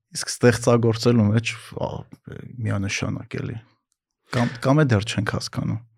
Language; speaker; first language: Armenian; native; Armenian